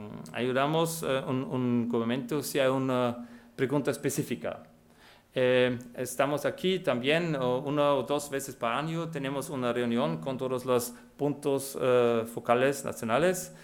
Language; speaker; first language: Spanish; non-native, fluent; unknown